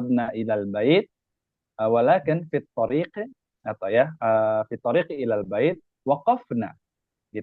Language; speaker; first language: Arabic; non-native, fluent; Indonesian